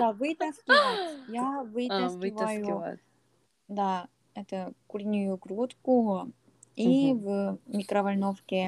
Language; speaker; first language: Russian; non-native, learner; Korean